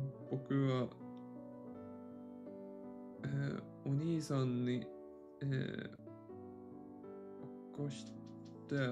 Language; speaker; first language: Japanese; non-native, learner; English